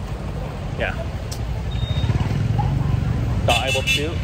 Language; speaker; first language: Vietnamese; non-native, learner; English